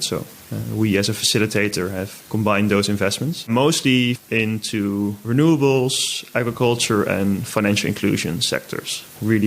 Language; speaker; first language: English; non-native, fluent; Dutch